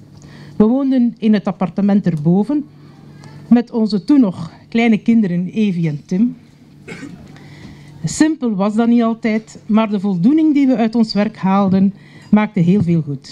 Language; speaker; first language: Dutch; native; Dutch